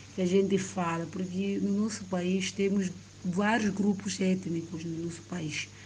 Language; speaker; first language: Portuguese; non-native, local second language; Upper Guinea Crioulo